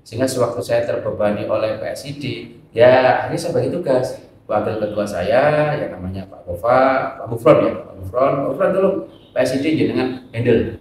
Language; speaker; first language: Indonesian; native; Indonesian